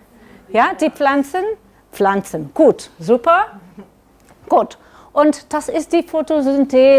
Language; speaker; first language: German; non-native, learner; Catalan